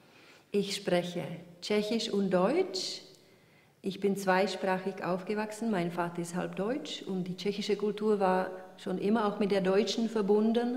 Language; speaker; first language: German; early bilingual, heritage; Czech